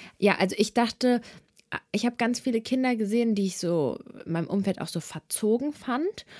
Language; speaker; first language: German; early bilingual, other home language; Serbian